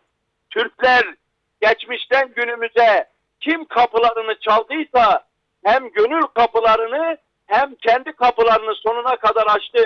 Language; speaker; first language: Turkish; native; Turkish